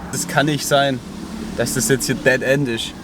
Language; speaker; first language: German; native; German